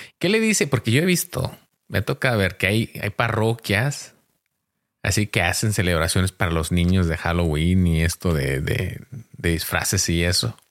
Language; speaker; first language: Spanish; early bilingual, heritage; Spanish